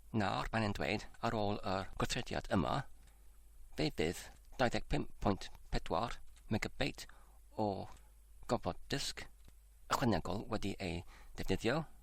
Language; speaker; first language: Welsh; non-native, learner; English